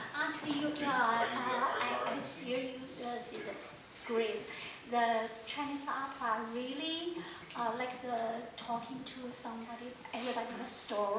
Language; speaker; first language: English; non-native, learner; Chinese